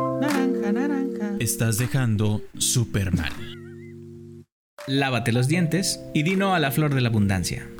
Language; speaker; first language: Spanish; native; Spanish